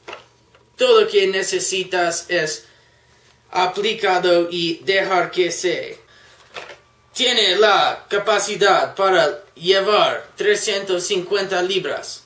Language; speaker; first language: Spanish; non-native, learner; English